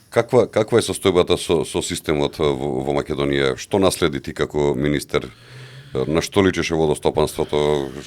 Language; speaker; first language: Macedonian; native; Macedonian